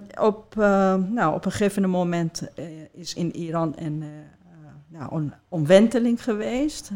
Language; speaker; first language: Dutch; non-native, fluent; Persian